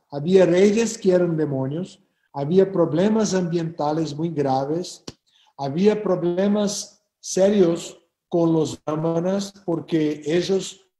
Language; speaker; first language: Spanish; non-native, fluent; Portuguese